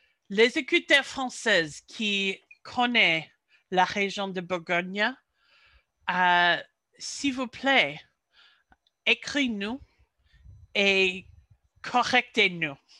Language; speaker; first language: French; non-native, learner; English